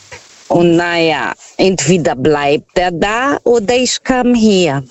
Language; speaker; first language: German; non-native, fluent; Portuguese